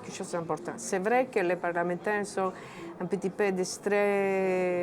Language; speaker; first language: French; non-native, fluent; Italian